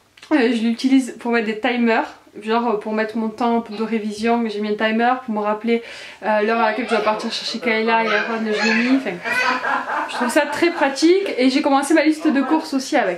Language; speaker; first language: French; native; French